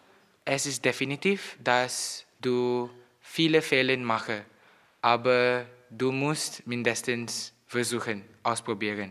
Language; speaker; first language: German; non-native, learner; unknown